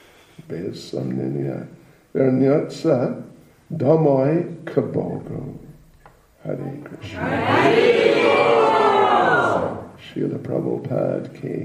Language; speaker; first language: Russian; non-native, learner; English